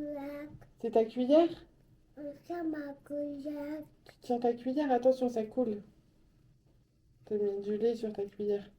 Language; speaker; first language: French; native; French